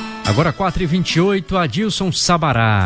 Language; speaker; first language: Portuguese; native; Portuguese